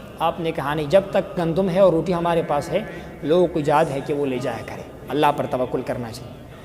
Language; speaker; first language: Urdu; non-native, local second language; Pashto